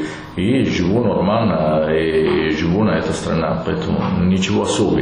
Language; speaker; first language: Russian; non-native, learner; Italian